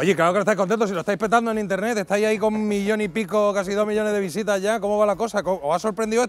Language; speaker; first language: Spanish; native; Spanish